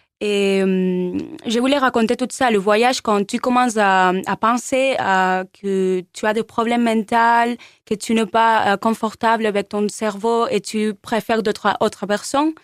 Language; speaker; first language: French; non-native, learner; Spanish